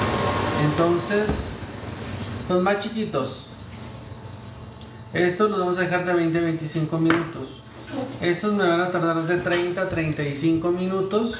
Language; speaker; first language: Spanish; native; Spanish